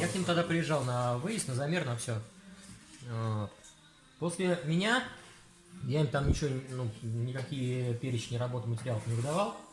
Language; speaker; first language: Russian; native; Russian